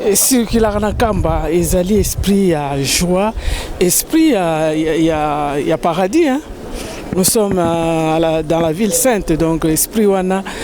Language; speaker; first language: Lingala; non-native, local second language; Kongo